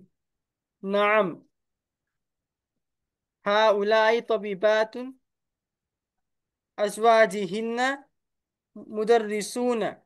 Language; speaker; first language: Arabic; non-native, learner; Urdu